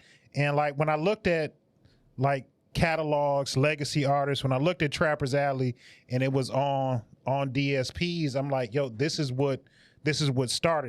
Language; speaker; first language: English; native; English